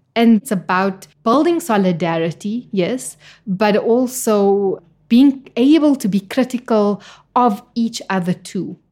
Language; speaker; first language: English; native; English